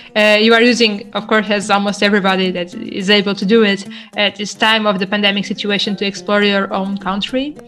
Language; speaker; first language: English; non-native, fluent; Portuguese